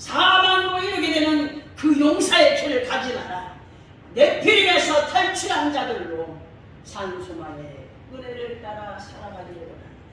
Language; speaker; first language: Korean; native; Korean